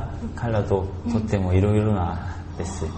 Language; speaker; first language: Japanese; non-native, learner; Korean